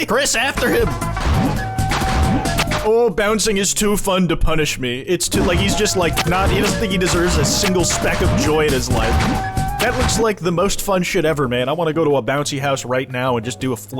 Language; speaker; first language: English; native; English